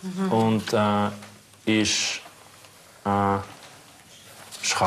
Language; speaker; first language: German; non-native, learner; Russian